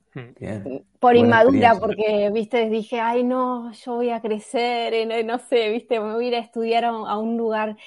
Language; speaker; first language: Spanish; native; Spanish